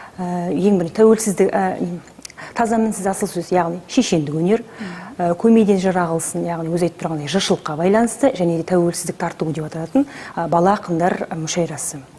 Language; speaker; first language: Kazakh; native; Kazakh